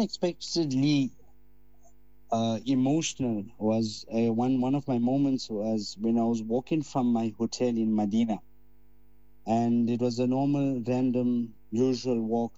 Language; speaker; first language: English; native; English